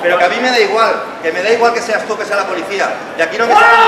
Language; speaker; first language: Spanish; native; Spanish